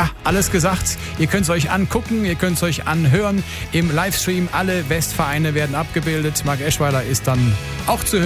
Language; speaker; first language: German; native; German